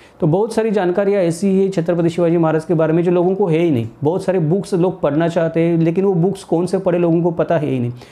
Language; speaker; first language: Hindi; non-native, local second language; Marathi